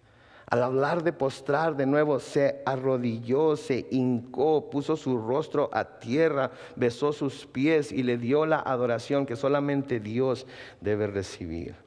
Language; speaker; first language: Spanish; native; Spanish